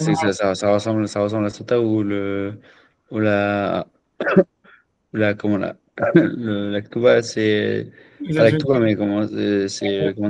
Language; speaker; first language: French; native; French